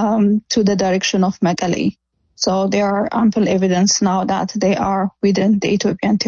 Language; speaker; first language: English; non-native, fluent; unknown